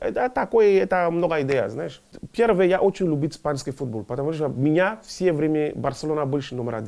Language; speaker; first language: Russian; non-native, learner; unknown